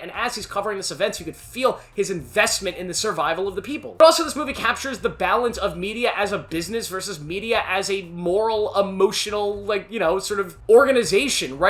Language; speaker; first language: English; native; English